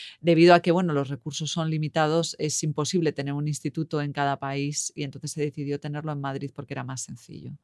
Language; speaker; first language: Spanish; native; Spanish